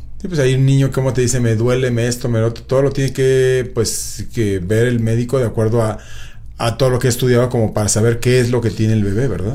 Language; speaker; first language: Spanish; native; Spanish